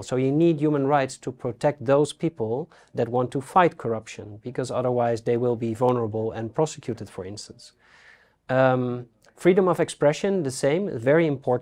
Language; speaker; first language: English; non-native, fluent; Dutch